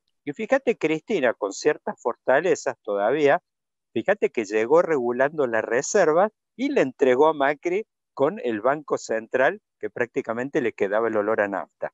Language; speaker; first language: Spanish; native; Spanish